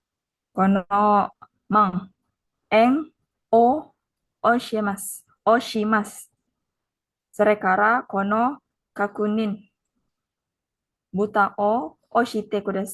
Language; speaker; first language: Japanese; non-native, learner; Indonesian